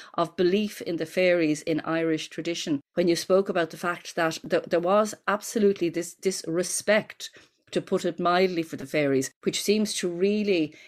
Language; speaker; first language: English; native; English